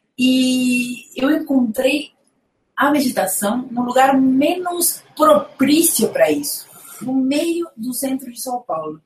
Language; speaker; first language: Portuguese; non-native, fluent; Spanish